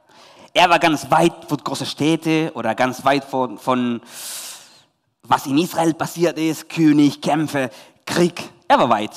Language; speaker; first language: German; non-native, learner; Spanish